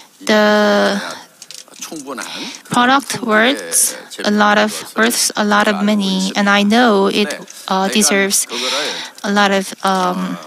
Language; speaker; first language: English; non-native, fluent; Korean